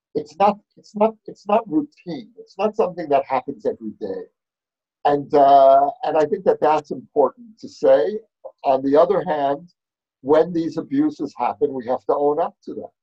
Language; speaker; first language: English; native; English